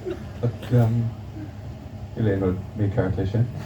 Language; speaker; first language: Irish; non-native, local second language; English